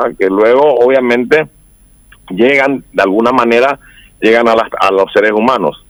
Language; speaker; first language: Spanish; native; Spanish